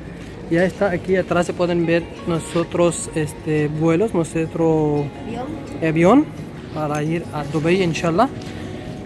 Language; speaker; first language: Spanish; non-native, learner; Urdu